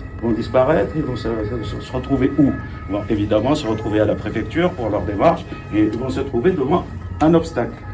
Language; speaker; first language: French; native; French